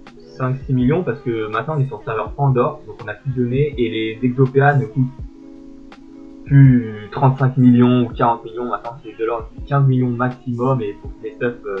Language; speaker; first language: French; native; French